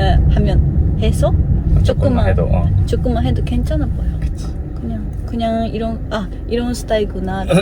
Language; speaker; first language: Korean; non-native, learner; Japanese